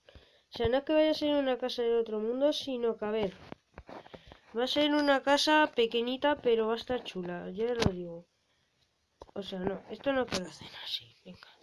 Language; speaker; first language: Spanish; native; Spanish